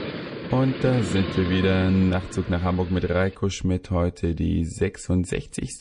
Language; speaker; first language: German; native; German